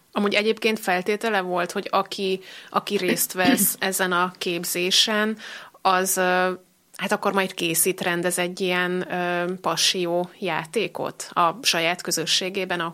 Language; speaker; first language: Hungarian; native; Hungarian